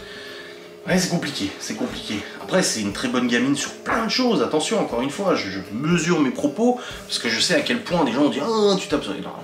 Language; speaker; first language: French; native; French